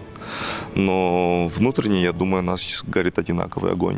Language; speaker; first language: Russian; non-native, fluent; Greek